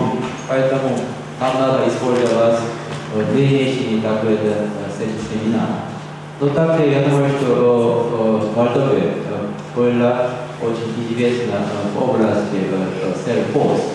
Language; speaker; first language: Russian; non-native, learner; Korean